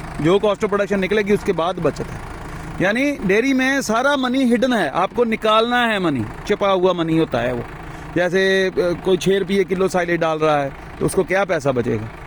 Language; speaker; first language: Hindi; non-native, local second language; Punjabi